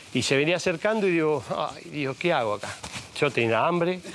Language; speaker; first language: Spanish; native; Spanish